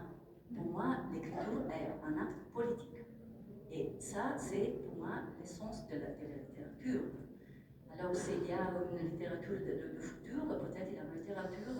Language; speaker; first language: French; non-native, fluent; Italian